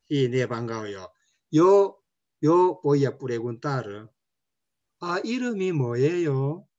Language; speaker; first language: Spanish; non-native, learner; Korean